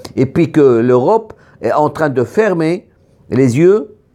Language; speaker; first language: French; non-native, local second language; Arabic